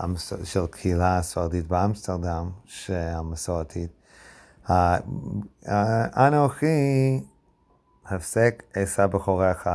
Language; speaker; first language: Hebrew; non-native, fluent; English